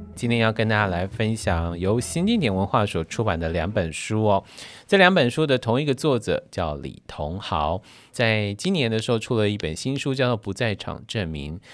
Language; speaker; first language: Chinese; native; Chinese